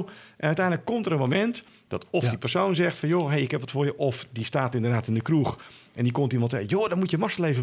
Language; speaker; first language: Dutch; native; Dutch